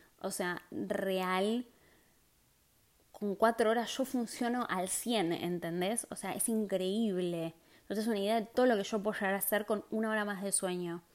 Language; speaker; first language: Spanish; native; Spanish